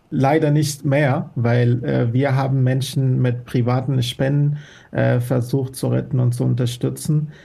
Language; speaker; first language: German; non-native, fluent; Persian